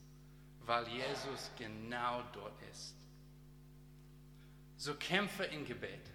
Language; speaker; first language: German; non-native, learner; English